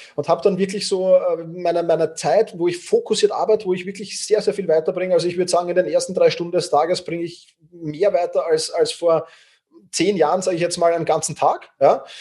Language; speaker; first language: German; native; German